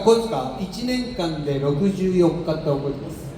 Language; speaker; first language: Japanese; native; Japanese